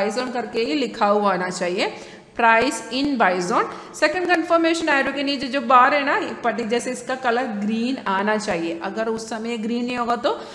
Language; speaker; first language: Hindi; non-native, local second language; Malayalam